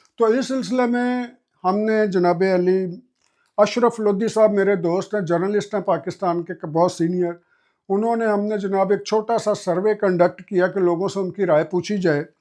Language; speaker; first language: Urdu; non-native, local second language; Punjabi